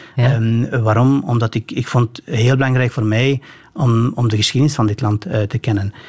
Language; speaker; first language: Dutch; non-native, fluent; Albanian